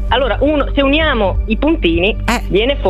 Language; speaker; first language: Italian; native; Italian